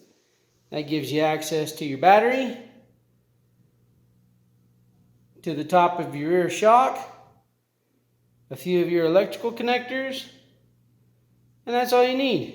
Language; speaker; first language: English; native; English